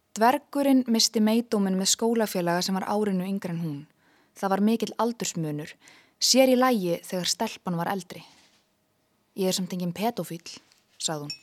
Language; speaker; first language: Icelandic; native; Icelandic